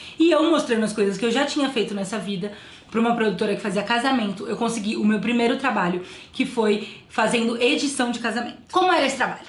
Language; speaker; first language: Portuguese; native; Portuguese